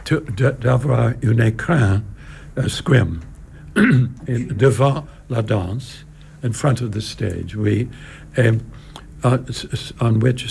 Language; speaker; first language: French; non-native, learner; English